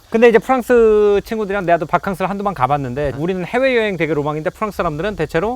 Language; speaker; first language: Korean; native; Korean